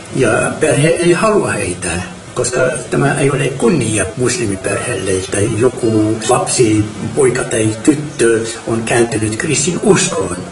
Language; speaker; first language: Finnish; non-native, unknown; Arabic